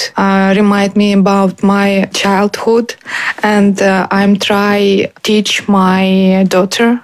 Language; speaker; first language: English; non-native, learner; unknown